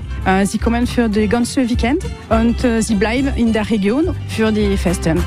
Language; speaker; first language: German; non-native, learner; French